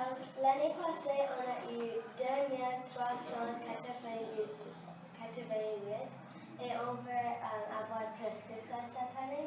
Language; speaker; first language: French; early bilingual, other home language; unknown